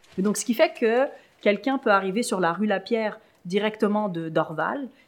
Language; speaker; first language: French; early bilingual, other home language; Arabic